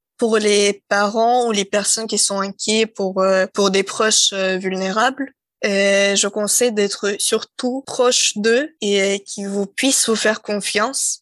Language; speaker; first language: French; non-native, fluent; Russian